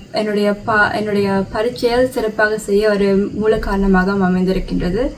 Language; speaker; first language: Tamil; early bilingual, heritage; Tamil